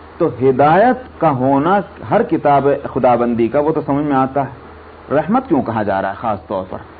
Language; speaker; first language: Urdu; native; Urdu